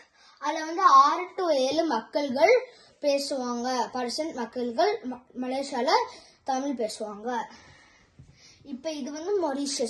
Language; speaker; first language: Tamil; early bilingual, heritage; Tamil